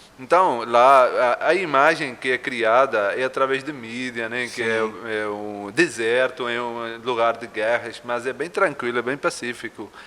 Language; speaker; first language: Portuguese; non-native, fluent; Urdu